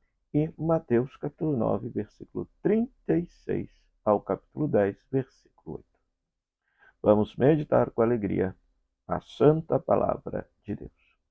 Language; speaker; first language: Portuguese; native; Portuguese